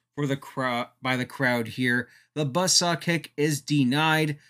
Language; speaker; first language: English; native; English